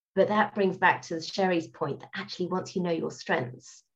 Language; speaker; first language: English; native; English